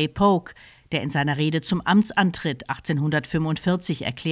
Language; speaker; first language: German; native; German